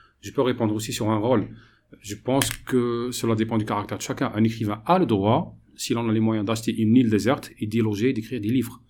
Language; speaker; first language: French; non-native, local second language; Arabic